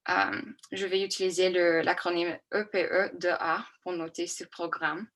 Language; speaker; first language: French; non-native, fluent; English